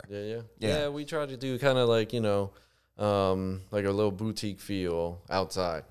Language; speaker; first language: English; early bilingual, other home language; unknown